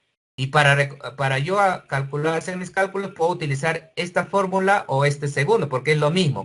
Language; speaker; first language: Spanish; native; Spanish